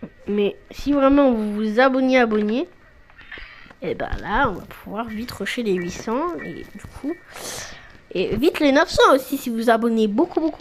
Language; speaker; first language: French; native; French